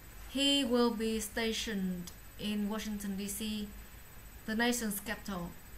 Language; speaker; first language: English; non-native, learner; Vietnamese